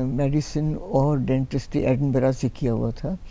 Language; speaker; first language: Hindi; native; Hindi